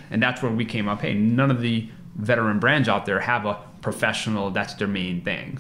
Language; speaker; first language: English; native; English